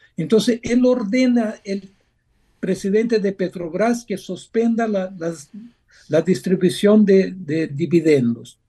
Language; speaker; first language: Spanish; non-native, fluent; Portuguese